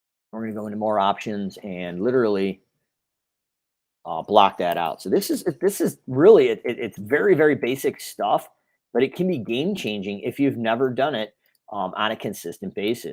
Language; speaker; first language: English; native; English